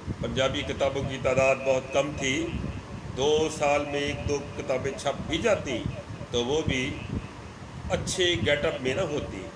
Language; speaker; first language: Urdu; non-native, local second language; Punjabi